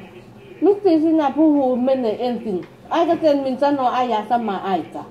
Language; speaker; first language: Finnish; non-native, learner; Northeastern Thai